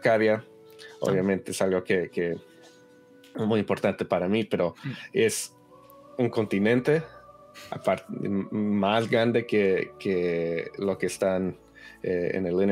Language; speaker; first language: Spanish; early bilingual, heritage; Spanish